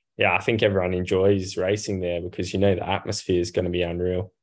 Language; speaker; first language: English; native; English